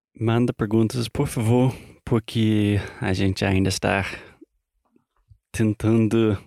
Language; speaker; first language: Portuguese; non-native, fluent; English